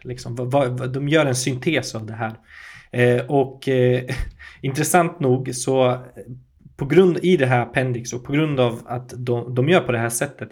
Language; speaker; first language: Swedish; native; Swedish